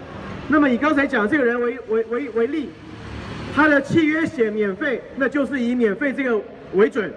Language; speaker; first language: Chinese; native; Chinese